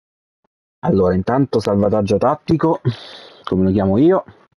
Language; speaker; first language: Italian; native; Italian